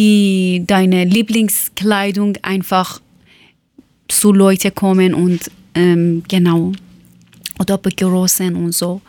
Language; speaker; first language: German; non-native, learner; Persian